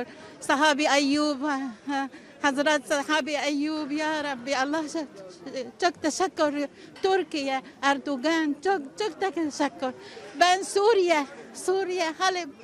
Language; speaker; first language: Turkish; non-native, learner; Arabic